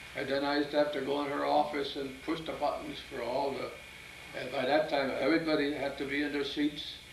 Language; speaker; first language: English; early bilingual, other home language; Italian